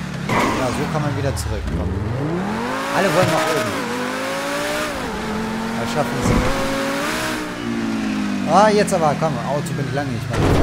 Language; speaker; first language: German; native; German